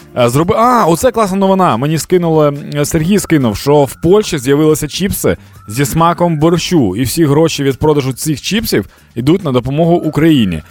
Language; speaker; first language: Ukrainian; non-native, local second language; Russian